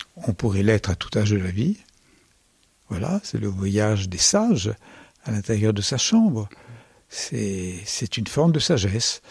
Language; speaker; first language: French; native; French